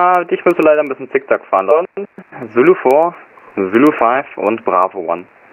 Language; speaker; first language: German; native; German